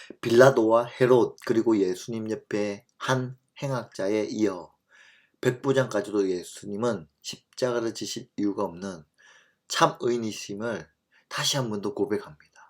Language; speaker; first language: Korean; native; Korean